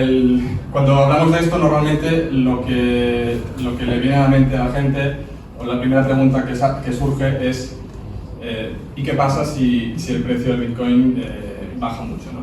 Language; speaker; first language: Spanish; native; Spanish